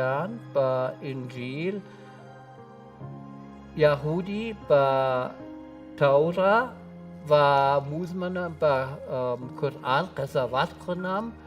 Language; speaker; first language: Persian; non-native, learner; German